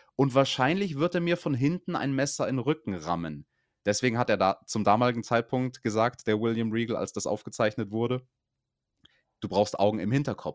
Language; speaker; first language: German; native; German